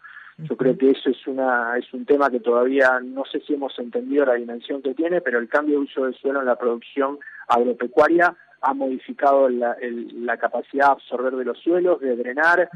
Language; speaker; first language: Spanish; native; Spanish